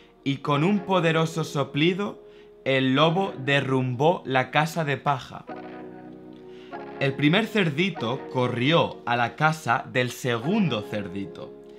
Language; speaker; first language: Spanish; native; Spanish